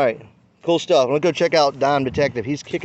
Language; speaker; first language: English; native; English